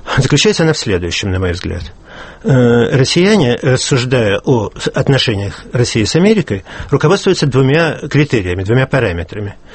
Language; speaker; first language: Russian; native; Russian